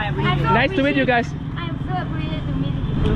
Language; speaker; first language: English; non-native, fluent; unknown